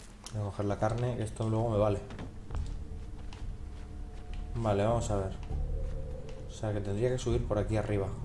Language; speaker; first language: Spanish; native; Spanish